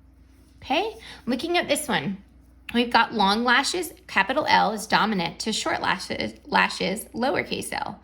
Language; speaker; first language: English; native; English